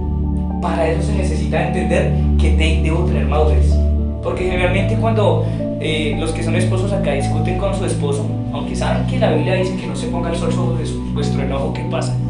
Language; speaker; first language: Spanish; native; Spanish